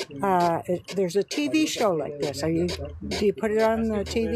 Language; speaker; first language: English; native; English